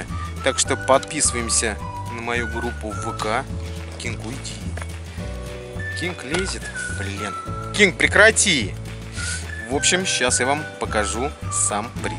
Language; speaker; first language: Russian; native; Russian